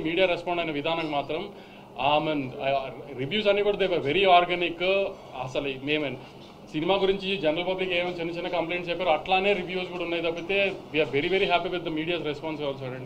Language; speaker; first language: Telugu; native; Telugu